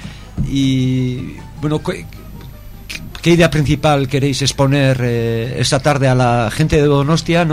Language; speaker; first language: Spanish; native; Spanish